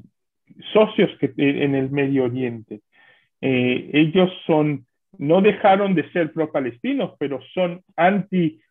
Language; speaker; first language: Spanish; non-native, fluent; Hebrew